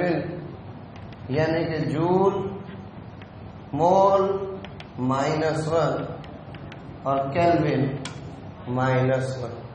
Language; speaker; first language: Hindi; native; Hindi